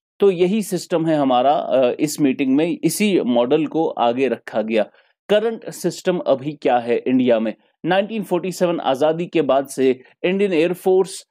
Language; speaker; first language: Hindi; non-native, local second language; Kashmiri